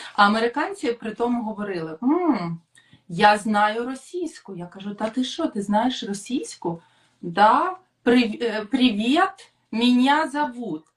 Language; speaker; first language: Ukrainian; non-native, local second language; Russian